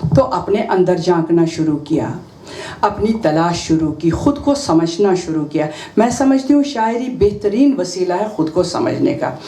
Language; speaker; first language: Urdu; non-native, local second language; Kashmiri